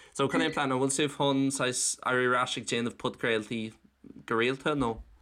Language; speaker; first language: Irish; non-native, local second language; English